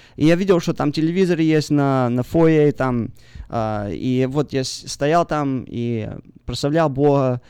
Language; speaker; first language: Russian; early bilingual, heritage; Russian